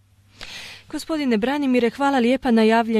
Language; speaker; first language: Croatian; native; Croatian